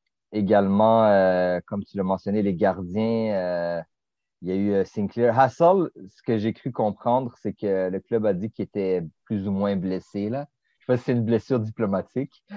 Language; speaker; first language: French; native; French